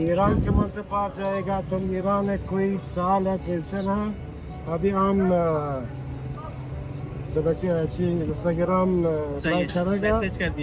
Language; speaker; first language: Hindi; non-native, learner; Persian